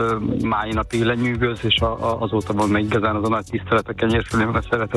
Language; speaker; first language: Hungarian; native; Hungarian